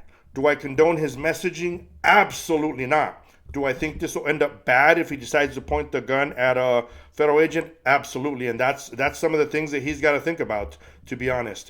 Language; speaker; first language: English; native; English